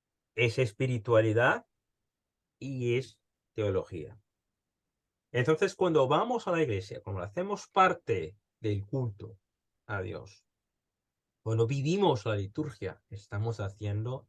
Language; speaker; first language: Spanish; early bilingual, heritage; Spanish